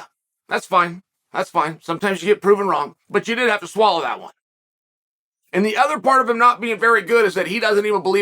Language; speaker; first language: English; native; English